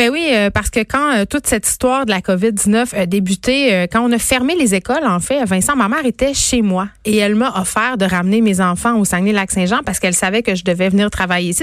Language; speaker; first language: French; native; French